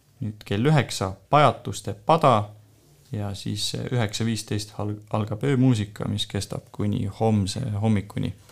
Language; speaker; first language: Estonian; native; Estonian